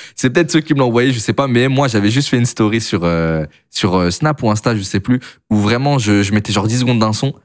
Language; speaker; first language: French; native; French